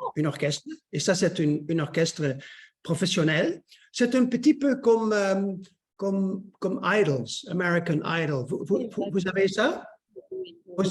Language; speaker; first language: French; non-native, learner; Dutch